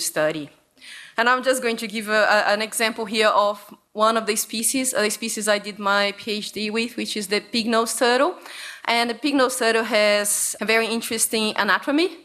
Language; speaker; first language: English; non-native, fluent; Portuguese